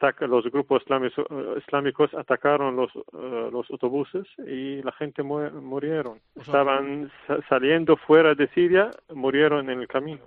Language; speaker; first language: Spanish; non-native, learner; Arabic